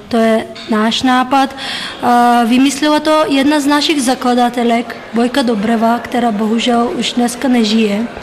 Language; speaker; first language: Czech; non-native, fluent; Bulgarian